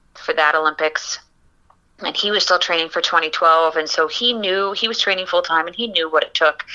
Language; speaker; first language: English; native; English